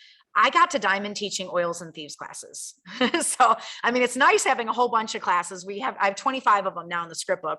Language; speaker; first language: English; native; English